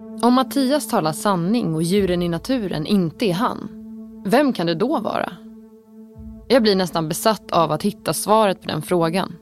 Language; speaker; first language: Swedish; native; Swedish